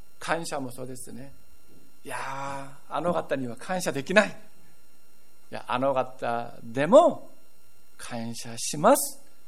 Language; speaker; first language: Japanese; non-native, fluent; Korean